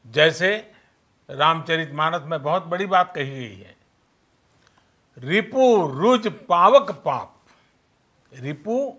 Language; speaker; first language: Hindi; non-native, local second language; Gujarati